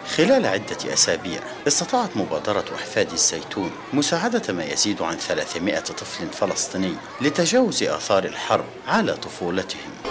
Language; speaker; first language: Arabic; native; Arabic